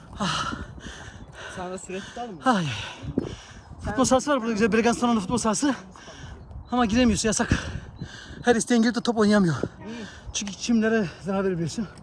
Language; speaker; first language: Turkish; early bilingual, heritage; Turkish